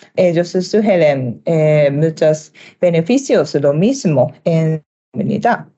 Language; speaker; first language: Spanish; non-native, learner; Japanese